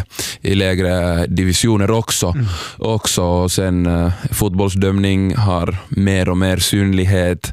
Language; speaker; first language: Swedish; non-native, fluent; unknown